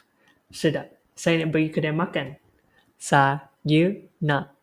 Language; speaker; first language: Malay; non-native, local second language; Chinese